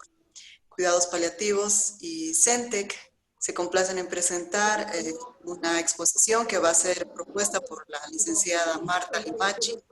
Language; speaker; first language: Spanish; native; Spanish